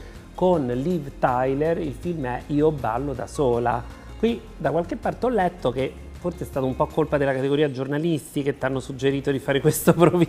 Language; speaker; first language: Italian; native; Italian